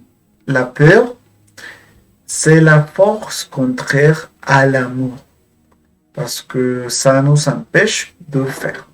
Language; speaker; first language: French; non-native, fluent; Spanish